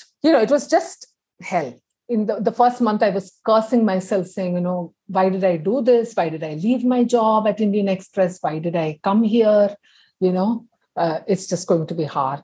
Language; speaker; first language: English; non-native, local second language; Tamil